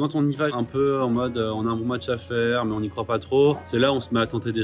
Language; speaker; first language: French; native; French